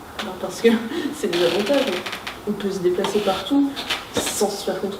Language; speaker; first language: French; native; French